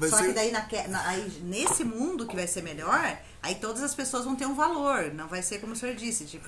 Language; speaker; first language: Portuguese; native; Portuguese